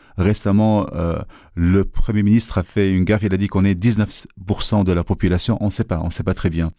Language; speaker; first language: French; non-native, local second language; Arabic